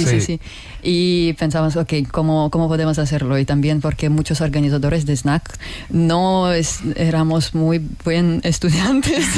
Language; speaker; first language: Spanish; non-native, fluent; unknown